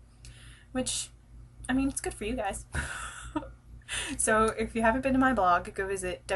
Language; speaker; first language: English; native; English